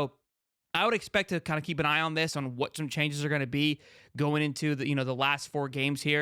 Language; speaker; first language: English; native; English